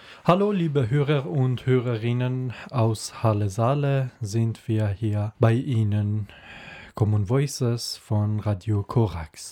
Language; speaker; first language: German; non-native, learner; Persian